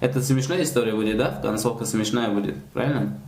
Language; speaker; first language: Russian; non-native, learner; Tajik